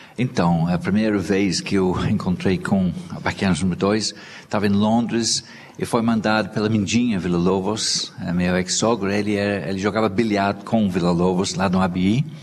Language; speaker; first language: Portuguese; non-native, fluent; English